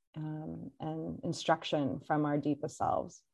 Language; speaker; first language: English; native; English